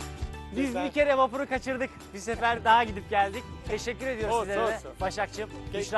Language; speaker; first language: Turkish; native; Turkish